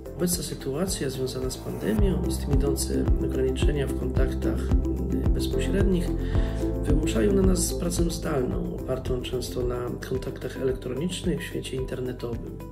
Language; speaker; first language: Polish; native; Polish